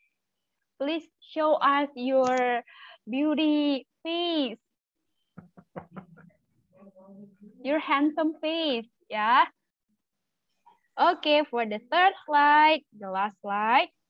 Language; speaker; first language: English; non-native, learner; Malay